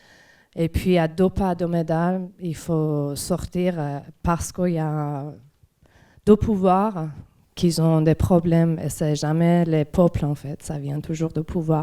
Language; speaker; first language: French; non-native, fluent; Persian